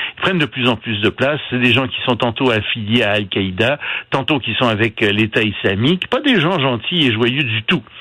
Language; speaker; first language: French; native; French